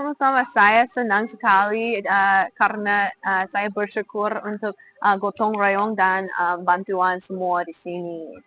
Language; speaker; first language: Indonesian; non-native, fluent; English